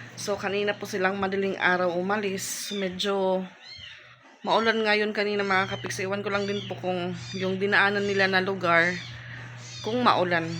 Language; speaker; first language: Filipino; non-native, local second language; Waray